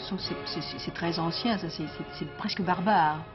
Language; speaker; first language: French; native; French